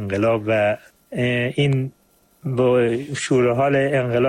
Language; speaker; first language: Persian; native; Persian